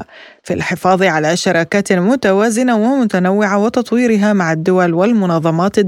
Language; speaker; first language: Arabic; native; Arabic